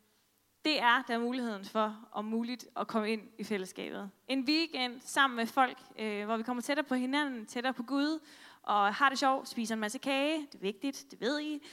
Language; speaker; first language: Danish; native; Danish